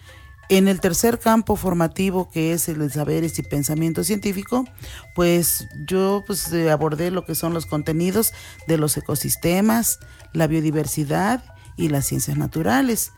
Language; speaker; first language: Spanish; native; Spanish